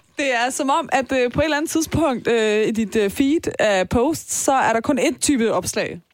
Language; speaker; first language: Danish; early bilingual, other home language; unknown